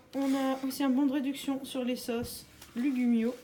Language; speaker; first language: French; native; French